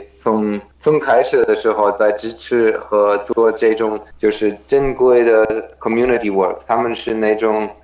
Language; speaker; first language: Chinese; non-native, fluent; German